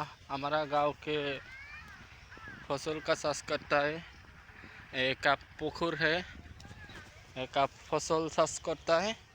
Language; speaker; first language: Hindi; non-native, learner; Bangla